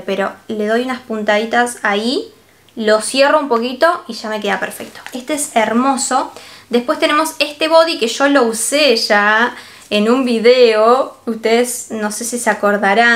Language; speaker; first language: Spanish; native; Spanish